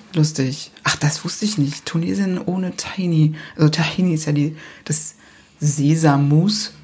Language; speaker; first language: German; native; German